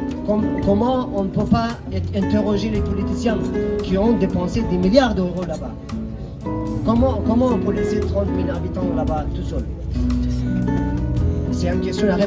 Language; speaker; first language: French; non-native, fluent; Persian